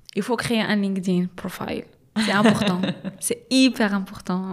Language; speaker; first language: French; non-native, local second language; Arabic